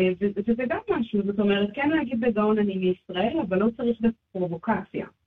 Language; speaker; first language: Hebrew; native; Hebrew